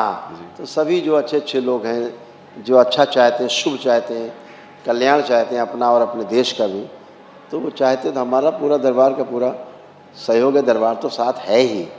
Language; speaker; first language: Hindi; native; Hindi